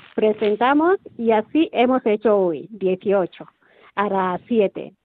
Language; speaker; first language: Spanish; non-native, learner; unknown